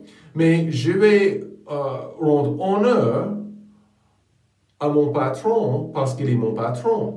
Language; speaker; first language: French; non-native, fluent; English